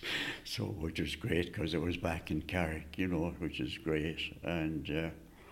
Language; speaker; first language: English; native; English